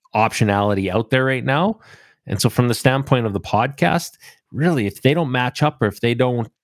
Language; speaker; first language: English; native; English